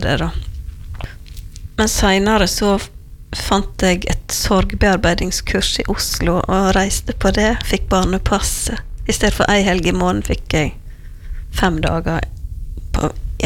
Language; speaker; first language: Norwegian; native; Norwegian